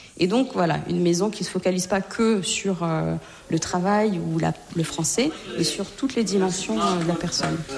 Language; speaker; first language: French; native; French